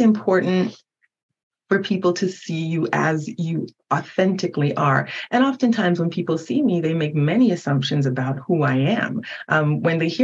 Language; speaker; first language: English; early bilingual, other home language; Haitian Creole